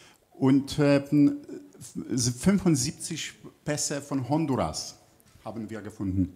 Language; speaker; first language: German; non-native, fluent; Polish